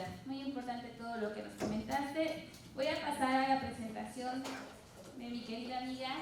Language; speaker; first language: Spanish; native; Spanish